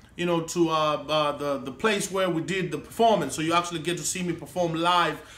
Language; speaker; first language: English; non-native, local second language; Shona